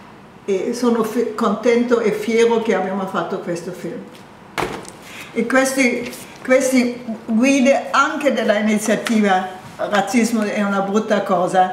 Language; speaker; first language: Italian; non-native, fluent; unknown